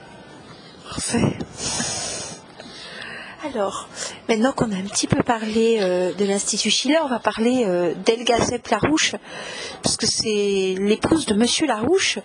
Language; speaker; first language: French; native; French